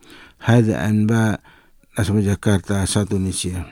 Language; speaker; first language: Arabic; non-native, fluent; Indonesian